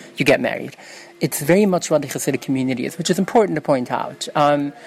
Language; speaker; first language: English; early bilingual, other home language; Yiddish